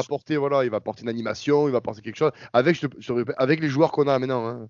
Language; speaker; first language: French; native; French